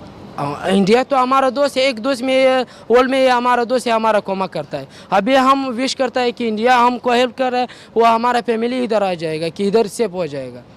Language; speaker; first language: Hindi; non-native, learner; Pashto